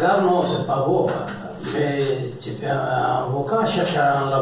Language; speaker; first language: French; non-native, learner; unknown